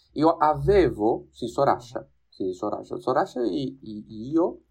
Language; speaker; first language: Italian; non-native, learner; Portuguese